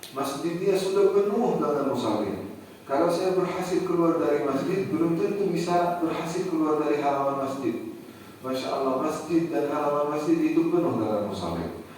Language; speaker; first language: Indonesian; non-native, fluent; Arabic